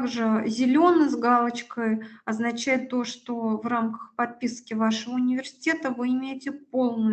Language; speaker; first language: Russian; native; Russian